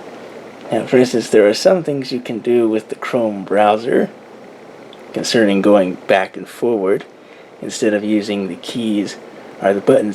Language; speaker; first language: English; native; English